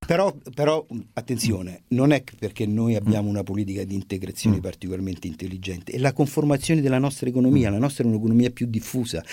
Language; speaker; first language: Italian; native; Italian